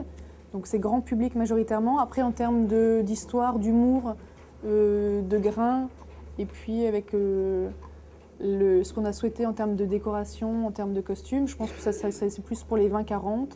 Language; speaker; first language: French; native; French